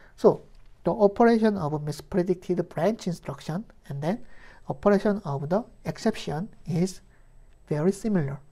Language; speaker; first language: English; non-native, fluent; Korean